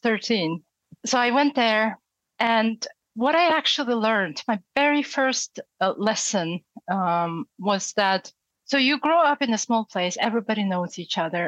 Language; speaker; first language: English; non-native, fluent; Russian